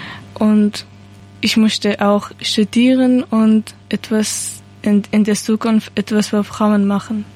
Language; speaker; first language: German; non-native, learner; Persian